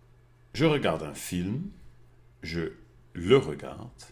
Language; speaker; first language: French; non-native, fluent; German